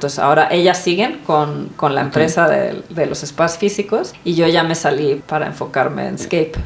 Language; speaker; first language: Spanish; non-native, local second language; Swedish